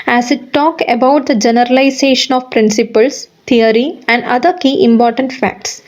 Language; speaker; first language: English; non-native, local second language; Malayalam